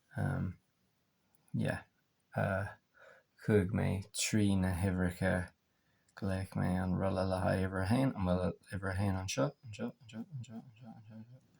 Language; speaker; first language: Irish; non-native, local second language; English